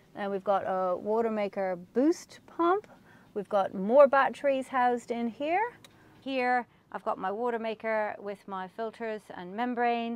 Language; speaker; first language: English; native; English